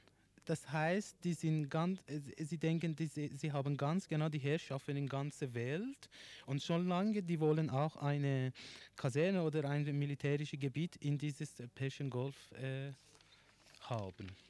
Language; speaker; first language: German; non-native, learner; Persian